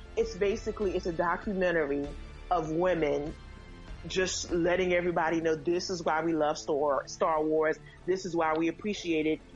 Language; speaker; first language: English; early bilingual, other home language; Haitian Creole